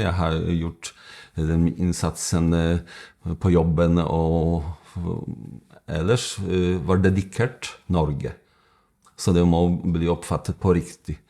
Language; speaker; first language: Norwegian; non-native, fluent; Polish